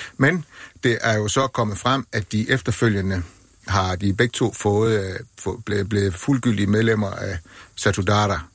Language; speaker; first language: Danish; native; Danish